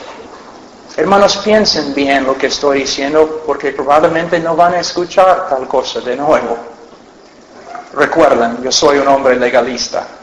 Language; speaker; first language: Spanish; non-native, fluent; English